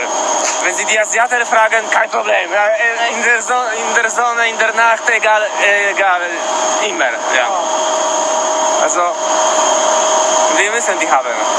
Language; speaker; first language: German; non-native, fluent; Polish